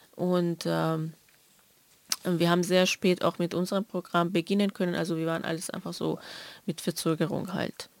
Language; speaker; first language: German; non-native, fluent; Persian